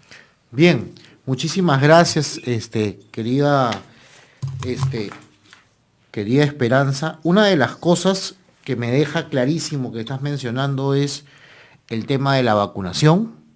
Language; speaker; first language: Spanish; native; Spanish